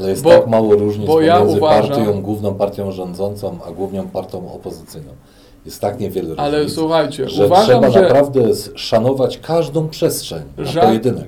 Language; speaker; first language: Polish; native; Polish